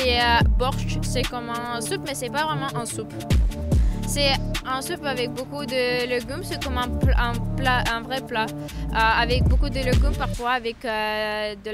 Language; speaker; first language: French; non-native, fluent; Ukrainian